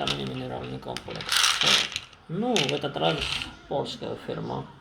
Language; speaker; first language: Russian; non-native, fluent; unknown